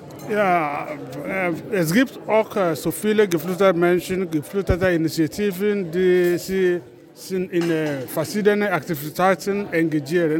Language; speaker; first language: German; non-native, fluent; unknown